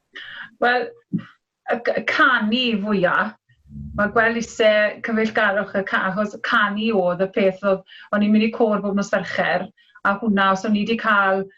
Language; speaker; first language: Welsh; native; Welsh